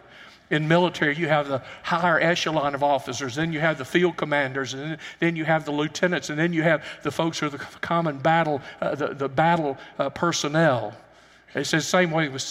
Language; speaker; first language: English; native; English